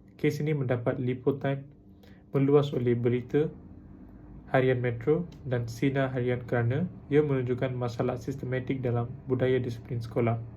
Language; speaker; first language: Malay; non-native, local second language; Tamil